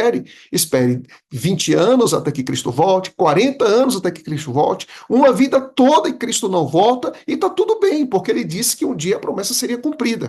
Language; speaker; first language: Portuguese; native; Portuguese